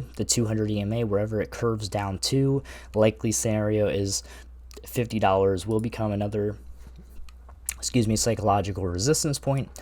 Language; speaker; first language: English; native; English